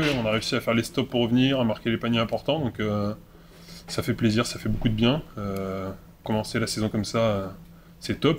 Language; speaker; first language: French; native; French